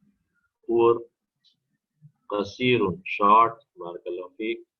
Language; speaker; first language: Arabic; non-native, fluent; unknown